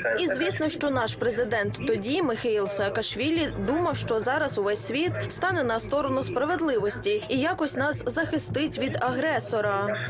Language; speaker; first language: Ukrainian; non-native, fluent; Georgian